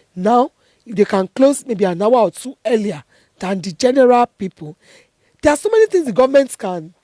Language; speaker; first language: English; non-native, local second language; Yoruba